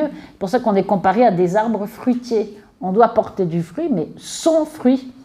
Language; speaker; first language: French; native; French